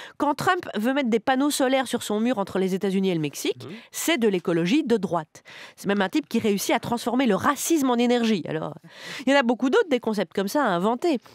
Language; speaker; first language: French; native; French